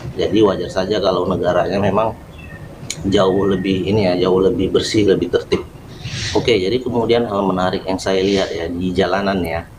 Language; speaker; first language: Indonesian; native; Indonesian